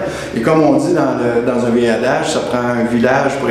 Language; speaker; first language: French; native; French